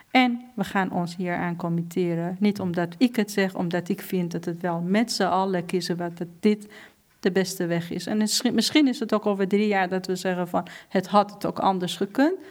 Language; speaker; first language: Dutch; non-native, fluent; Persian